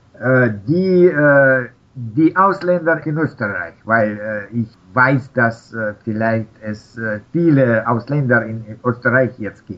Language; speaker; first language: German; non-native, learner; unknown